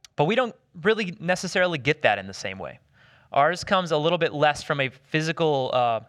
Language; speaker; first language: English; native; English